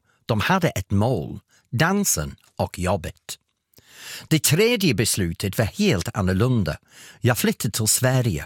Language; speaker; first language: Swedish; non-native, fluent; English